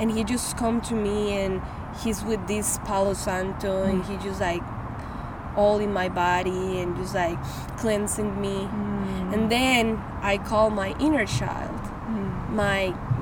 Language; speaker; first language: English; non-native, fluent; Spanish